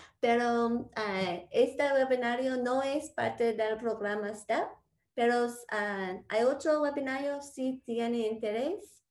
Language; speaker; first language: Spanish; non-native, fluent; English